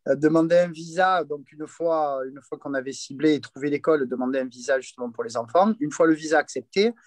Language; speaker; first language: French; native; French